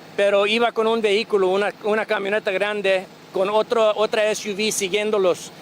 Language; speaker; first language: Spanish; early bilingual, other home language; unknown